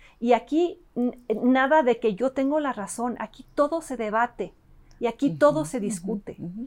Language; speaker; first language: Spanish; early bilingual, other home language; English